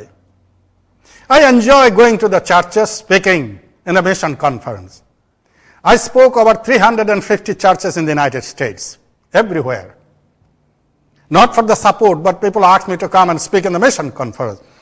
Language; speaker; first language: English; non-native, local second language; Bangla